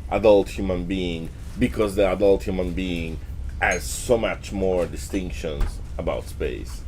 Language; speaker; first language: English; non-native, fluent; Italian